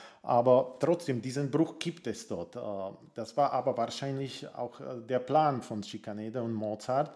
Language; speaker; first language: German; non-native, fluent; Slovak